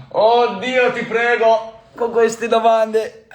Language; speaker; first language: Italian; non-native, fluent; English